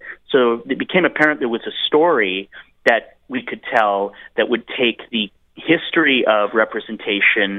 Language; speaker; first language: English; native; English